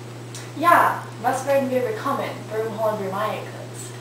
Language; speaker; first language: German; non-native, learner; English